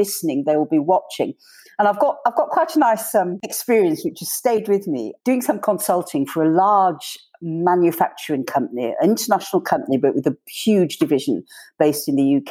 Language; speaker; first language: English; native; English